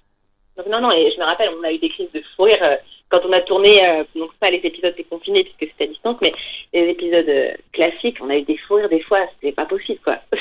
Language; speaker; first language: French; native; French